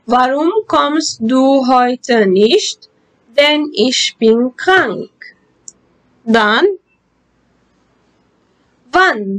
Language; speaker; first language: German; non-native, fluent; Arabic